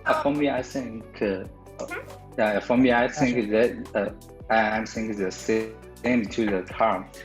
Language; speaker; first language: English; non-native, learner; Chinese